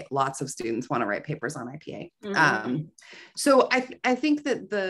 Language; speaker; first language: English; native; English